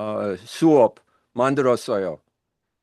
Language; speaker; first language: Korean; non-native, learner; English